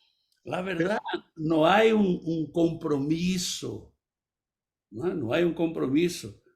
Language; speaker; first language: Spanish; non-native, fluent; Portuguese